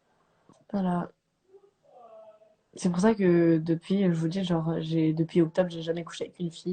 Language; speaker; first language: French; native; French